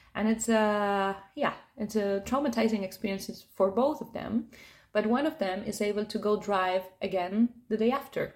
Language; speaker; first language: English; non-native, fluent; Spanish